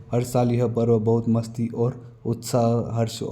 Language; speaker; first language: Hindi; non-native, local second language; Marathi